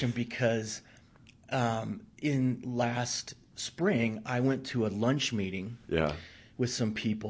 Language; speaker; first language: English; native; English